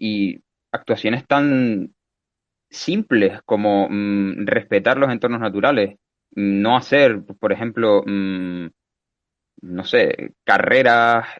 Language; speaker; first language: Spanish; native; Spanish